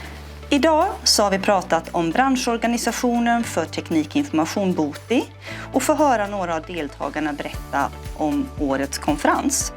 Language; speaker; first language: Swedish; native; Swedish